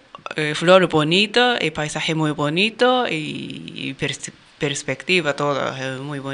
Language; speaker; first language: Spanish; non-native, learner; Japanese